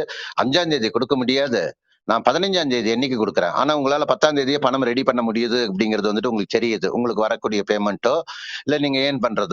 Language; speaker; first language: Tamil; native; Tamil